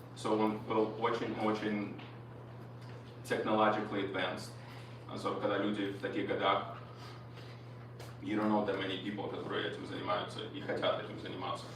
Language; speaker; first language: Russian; early bilingual, heritage; Russian